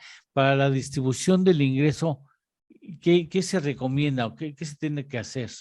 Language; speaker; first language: Spanish; native; Spanish